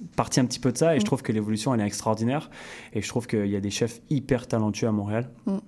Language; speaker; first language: French; native; French